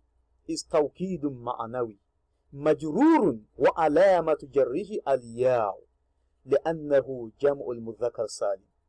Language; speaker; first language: Arabic; non-native, fluent; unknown